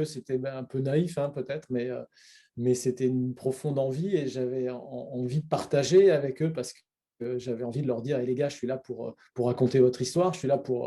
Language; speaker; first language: French; native; French